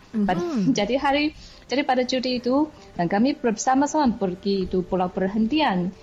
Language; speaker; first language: Malay; non-native, fluent; Chinese